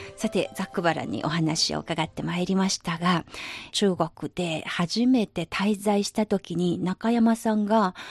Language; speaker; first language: Japanese; non-native, fluent; Chinese